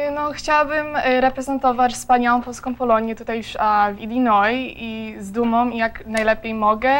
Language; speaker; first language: Polish; early bilingual, heritage; Polish